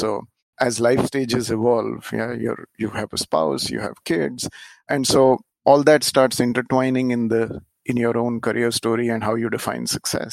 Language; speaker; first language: English; non-native, local second language; Marathi